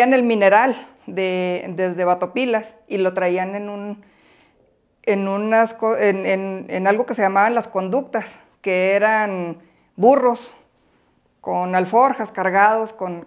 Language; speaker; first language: Spanish; native; Spanish